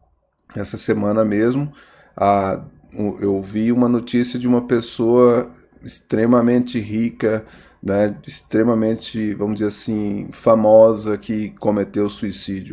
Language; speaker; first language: Portuguese; native; Portuguese